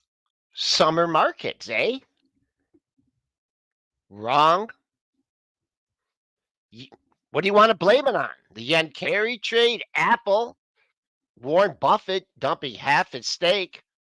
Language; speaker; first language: English; native; English